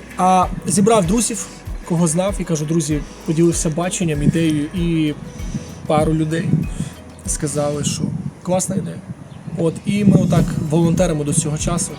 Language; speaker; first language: Ukrainian; non-native, local second language; Russian